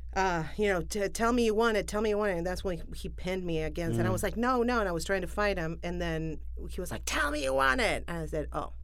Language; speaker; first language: English; non-native, fluent; Spanish